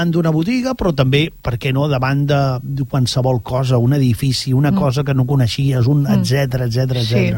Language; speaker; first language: Catalan; native; Catalan